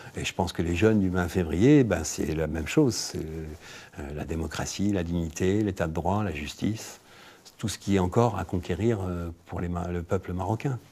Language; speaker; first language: French; native; French